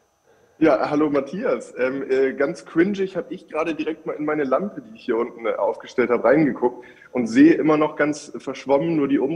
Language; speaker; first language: German; native; German